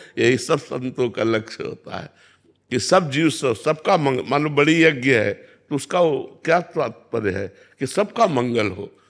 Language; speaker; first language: Hindi; native; Hindi